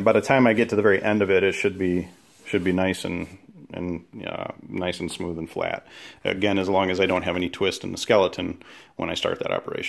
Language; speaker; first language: English; native; English